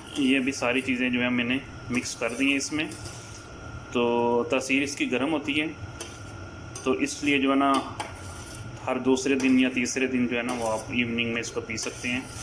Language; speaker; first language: Urdu; non-native, local second language; Punjabi